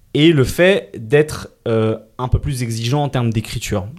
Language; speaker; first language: French; native; French